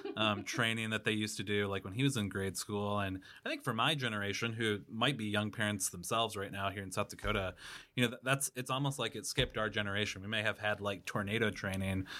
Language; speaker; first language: English; native; English